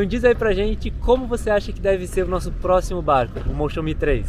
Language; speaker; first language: Portuguese; native; Portuguese